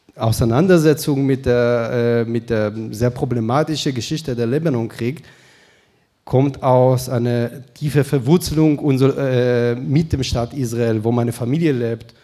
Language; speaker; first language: German; non-native, fluent; Hebrew